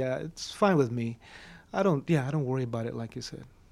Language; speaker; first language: English; early bilingual, other home language; Spanish